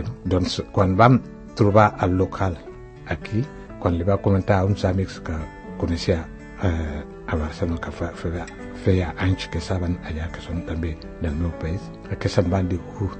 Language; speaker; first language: Catalan; non-native, fluent; Wolof